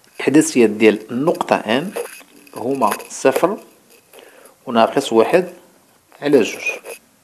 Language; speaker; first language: Arabic; native; Arabic